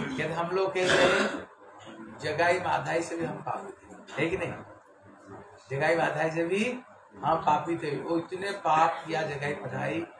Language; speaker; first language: Hindi; non-native, local second language; Bangla